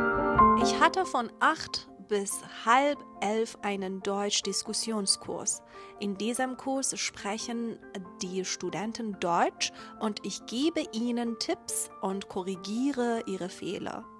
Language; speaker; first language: German; non-native, fluent; Persian